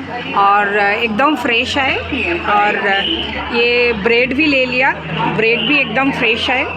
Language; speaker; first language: Hindi; non-native, local second language; Bangla